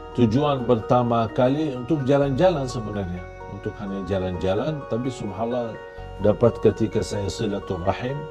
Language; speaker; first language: Indonesian; non-native, fluent; Arabic